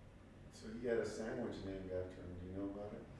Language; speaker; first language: English; native; English